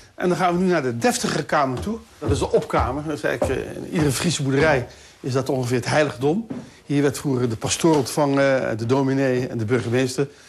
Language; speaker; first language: Dutch; native; Dutch